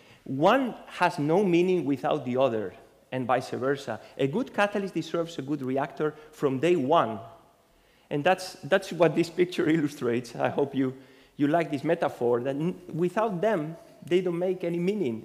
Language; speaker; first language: English; non-native, fluent; Spanish